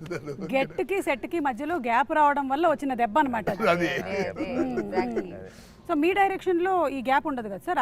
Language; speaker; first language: Telugu; native; Telugu